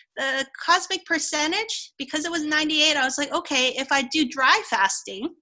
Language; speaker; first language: English; non-native, local second language; Cantonese